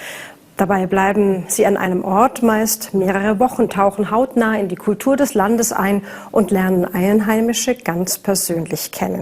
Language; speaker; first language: German; native; German